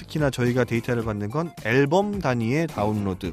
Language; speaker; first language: Korean; native; Korean